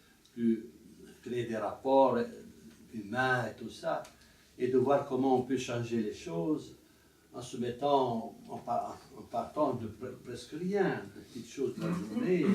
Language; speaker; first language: French; non-native, fluent; Italian